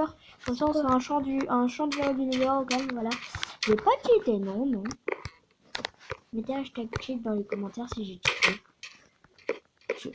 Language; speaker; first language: French; native; French